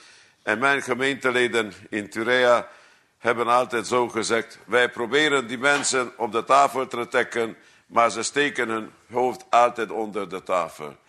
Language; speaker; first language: Dutch; non-native, fluent; Hungarian